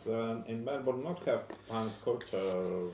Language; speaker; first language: English; non-native, learner; Russian